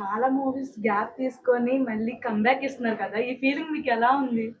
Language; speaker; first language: Telugu; native; Telugu